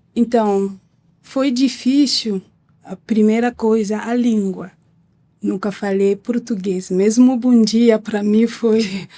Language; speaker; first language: Portuguese; non-native, learner; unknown